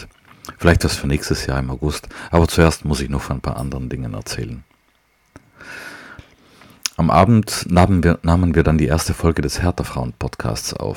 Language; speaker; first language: German; non-native, local second language; Ladin